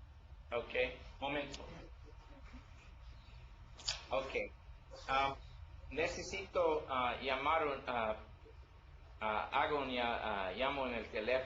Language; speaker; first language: Spanish; non-native, learner; English